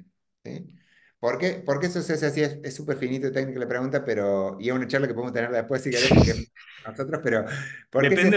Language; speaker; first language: Spanish; native; Spanish